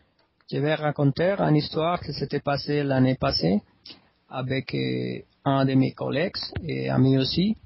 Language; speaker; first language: French; non-native, learner; Spanish